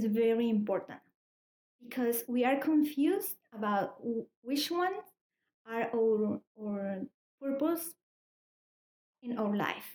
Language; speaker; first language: English; non-native, learner; Spanish